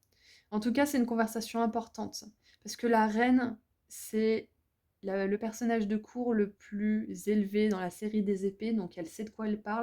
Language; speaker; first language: French; native; French